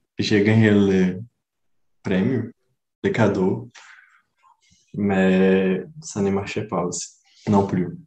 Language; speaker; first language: French; non-native, learner; Portuguese